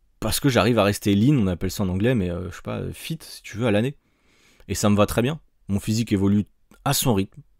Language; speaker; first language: French; native; French